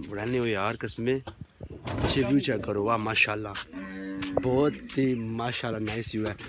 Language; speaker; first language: Urdu; non-native, local second language; Punjabi